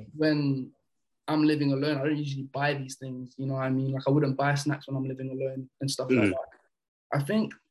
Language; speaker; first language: English; early bilingual, other home language; French